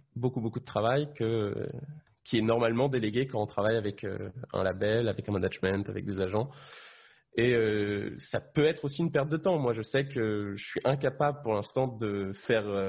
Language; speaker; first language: French; native; French